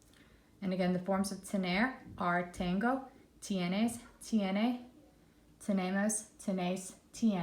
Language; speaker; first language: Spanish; non-native, fluent; English